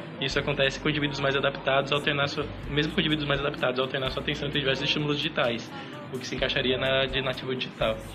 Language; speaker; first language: Portuguese; native; Portuguese